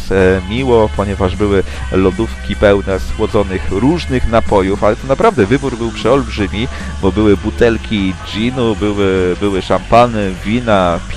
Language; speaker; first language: Polish; native; Polish